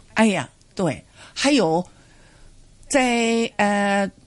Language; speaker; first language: Chinese; non-native, local second language; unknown